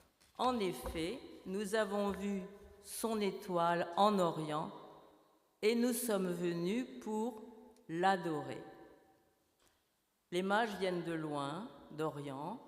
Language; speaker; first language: French; native; French